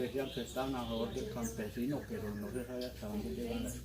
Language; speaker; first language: Spanish; native; Spanish